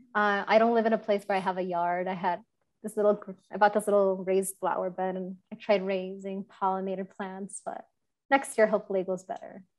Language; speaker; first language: English; native; English